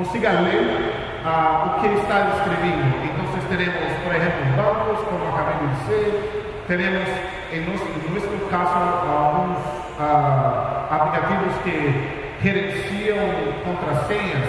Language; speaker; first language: Spanish; non-native, fluent; Portuguese